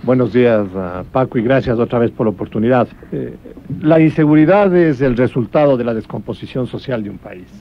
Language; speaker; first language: Spanish; native; Spanish